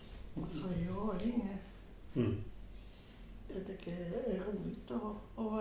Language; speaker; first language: Swedish; non-native, fluent; Portuguese